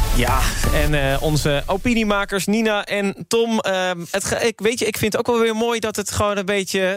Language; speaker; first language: Dutch; native; Dutch